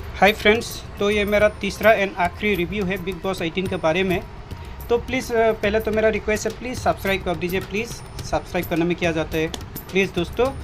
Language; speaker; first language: Hindi; non-native, local second language; Kok Borok